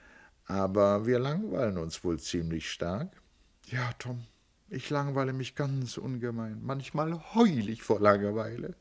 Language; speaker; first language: German; native; German